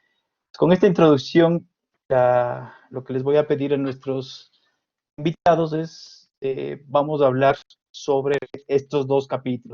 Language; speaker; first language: Spanish; native; Spanish